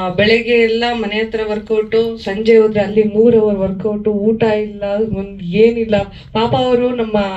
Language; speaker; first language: Kannada; native; Kannada